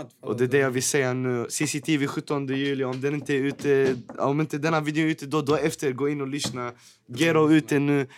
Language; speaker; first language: Swedish; native; Swedish